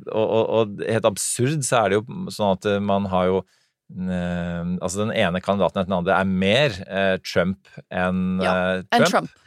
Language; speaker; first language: Norwegian; native; Norwegian